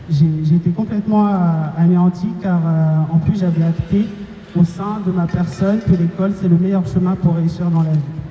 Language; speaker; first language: French; non-native, local second language; Comorian